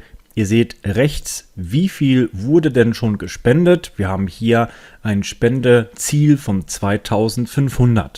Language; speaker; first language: German; native; German